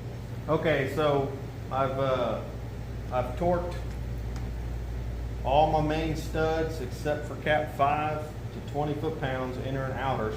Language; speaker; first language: English; native; English